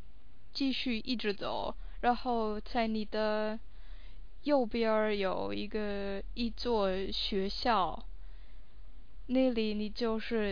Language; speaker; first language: Chinese; non-native, fluent; English